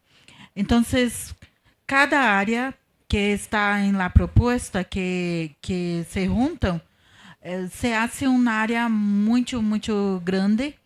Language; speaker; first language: Spanish; non-native, learner; Portuguese